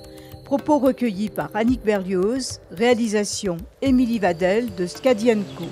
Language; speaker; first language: French; native; French